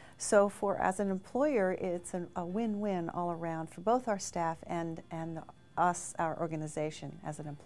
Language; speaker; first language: English; native; English